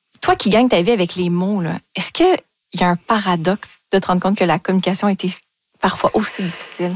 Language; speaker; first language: French; native; French